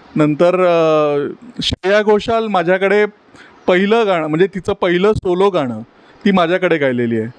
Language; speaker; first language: Marathi; native; Marathi